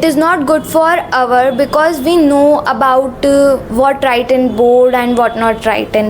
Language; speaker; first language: English; non-native, local second language; Hindi